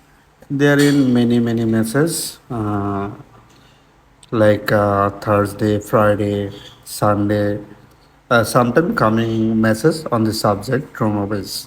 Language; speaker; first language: English; non-native, learner; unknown